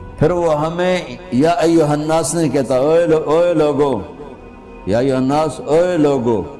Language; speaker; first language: Urdu; non-native, local second language; Punjabi